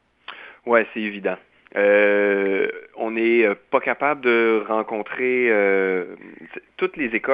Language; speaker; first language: French; native; French